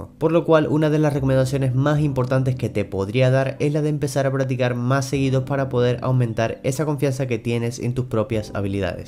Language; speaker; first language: Spanish; native; Spanish